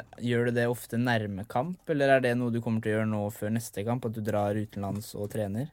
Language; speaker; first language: Norwegian; native; Norwegian